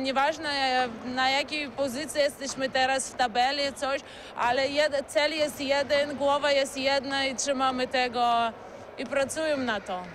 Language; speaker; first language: Polish; non-native, learner; Slovak